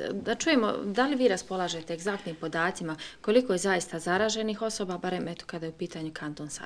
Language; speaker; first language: Serbian; native; Serbian